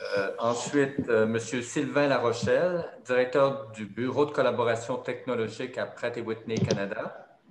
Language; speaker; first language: French; native; French